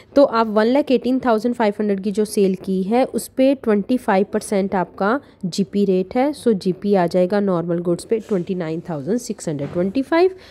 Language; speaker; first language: Hindi; non-native, local second language; Punjabi